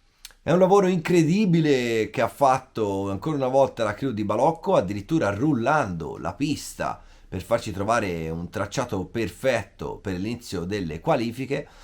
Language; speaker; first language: Italian; native; Italian